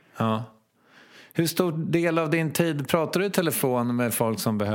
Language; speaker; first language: Swedish; native; Swedish